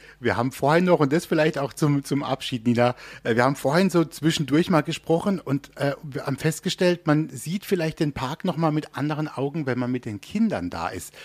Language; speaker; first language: German; native; German